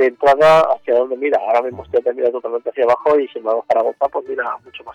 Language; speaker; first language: Spanish; native; Spanish